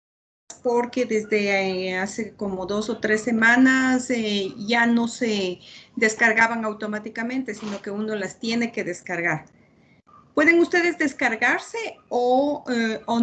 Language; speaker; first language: Spanish; native; Spanish